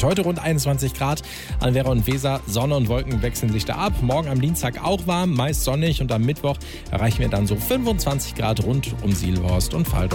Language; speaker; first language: German; native; German